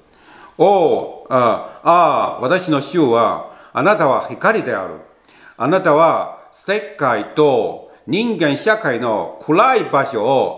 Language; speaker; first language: Japanese; non-native, learner; Chinese